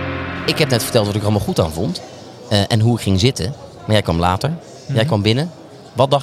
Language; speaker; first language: Dutch; native; Dutch